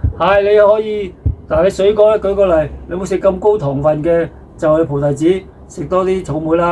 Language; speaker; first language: Cantonese; native; Cantonese